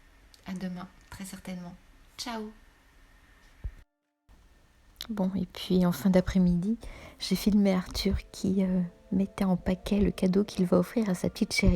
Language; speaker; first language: French; native; French